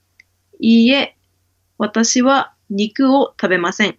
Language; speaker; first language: Japanese; non-native, learner; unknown